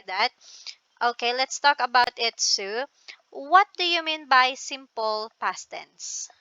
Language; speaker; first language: English; non-native, local second language; Filipino